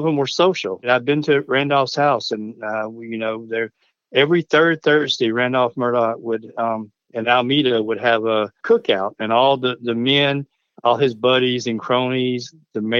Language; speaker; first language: English; native; English